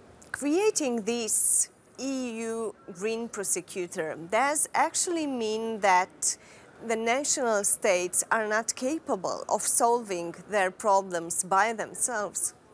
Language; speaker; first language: English; non-native, fluent; Romanian